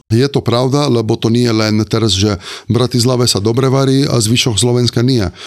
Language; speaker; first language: Slovak; non-native, fluent; Italian